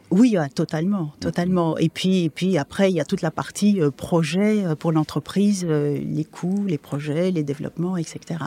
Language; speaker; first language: French; non-native, local second language; Wolof